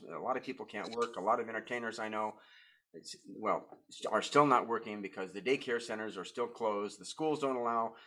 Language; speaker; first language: English; native; English